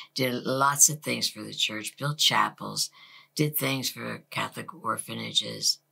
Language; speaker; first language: English; native; English